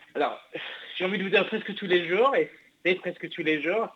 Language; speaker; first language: French; non-native, fluent; English